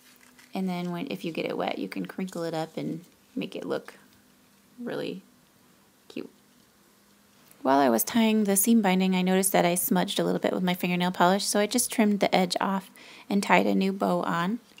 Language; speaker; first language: English; native; English